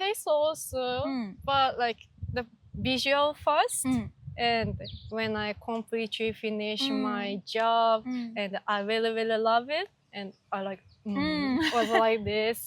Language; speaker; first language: English; non-native, learner; Japanese